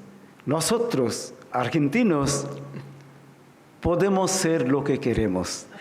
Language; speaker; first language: Spanish; non-native, fluent; Bangla